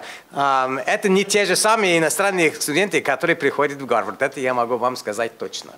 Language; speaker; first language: Russian; non-native, fluent; English